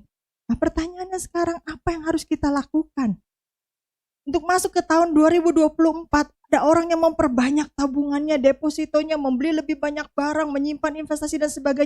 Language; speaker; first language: Indonesian; native; Indonesian